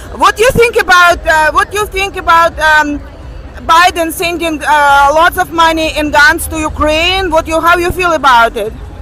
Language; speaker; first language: English; non-native, fluent; Russian